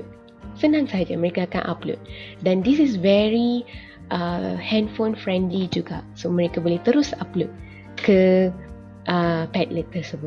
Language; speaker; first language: Malay; native; Malay